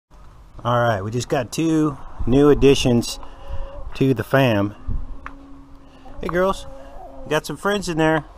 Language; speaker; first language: English; native; English